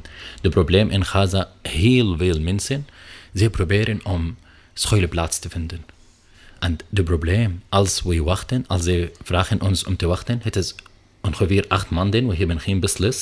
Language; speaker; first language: Dutch; non-native, learner; Arabic